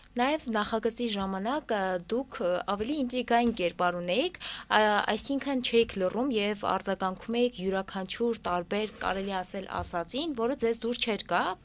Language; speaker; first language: Armenian; native; Armenian